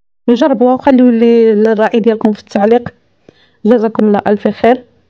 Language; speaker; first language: Arabic; native; Arabic